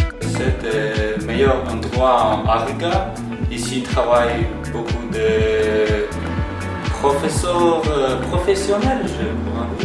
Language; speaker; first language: French; non-native, learner; Latvian